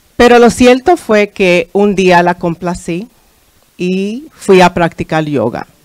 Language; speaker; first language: Spanish; early bilingual, heritage; Spanish